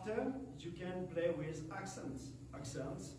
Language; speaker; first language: English; non-native, learner; French